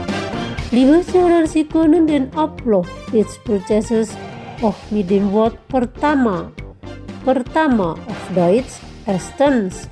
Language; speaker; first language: German; non-native, fluent; Indonesian